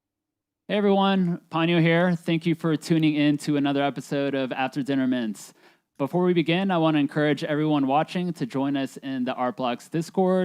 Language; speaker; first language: English; native; English